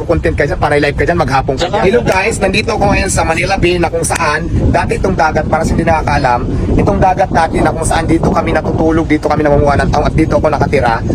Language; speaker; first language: Filipino; native; Filipino